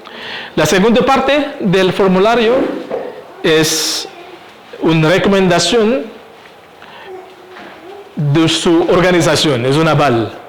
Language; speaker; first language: Spanish; non-native, fluent; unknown